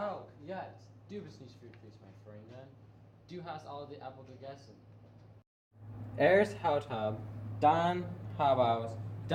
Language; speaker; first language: German; non-native, learner; English